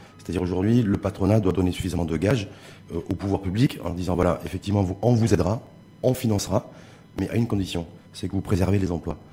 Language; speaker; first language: French; non-native, local second language; Arabic